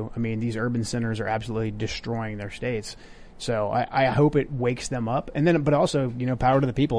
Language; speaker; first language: English; native; English